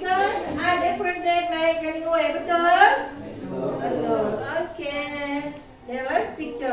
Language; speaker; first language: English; non-native, learner; Indonesian